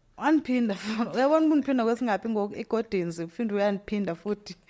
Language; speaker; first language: Zulu; non-native, local second language; Xhosa